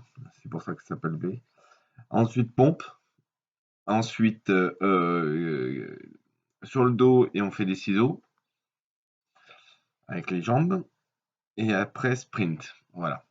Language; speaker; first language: French; native; French